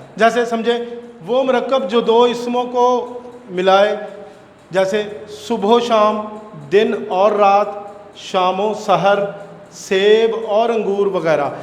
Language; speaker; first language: Urdu; non-native, local second language; Punjabi